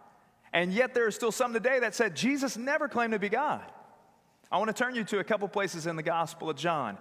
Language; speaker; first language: English; native; English